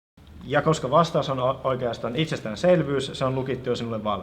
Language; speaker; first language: Finnish; native; Finnish